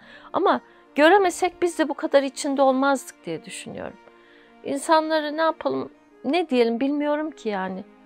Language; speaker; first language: Turkish; native; Turkish